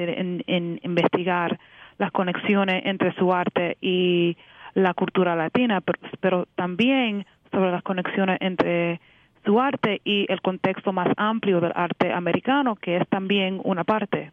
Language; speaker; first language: Spanish; early bilingual, heritage; Spanish